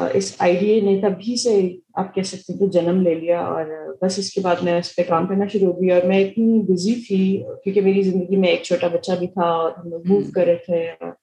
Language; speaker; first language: Urdu; native; Urdu